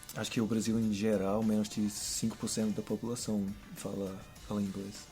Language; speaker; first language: Portuguese; non-native, fluent; English